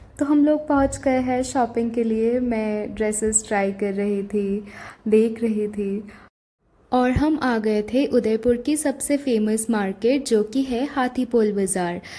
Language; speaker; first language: Hindi; non-native, local second language; Bangla